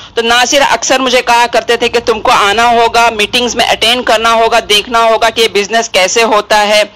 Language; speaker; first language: Hindi; non-native, local second language; Urdu